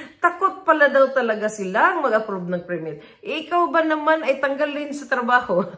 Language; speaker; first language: Filipino; non-native, local second language; Cebuano